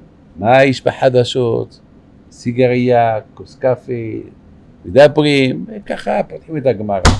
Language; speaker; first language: Hebrew; non-native, fluent; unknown